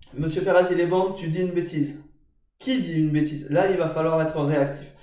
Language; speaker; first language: French; native; French